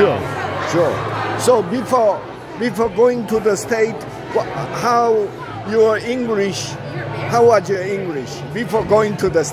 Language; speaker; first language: English; non-native, learner; Korean